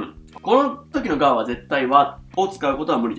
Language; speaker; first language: Japanese; native; Japanese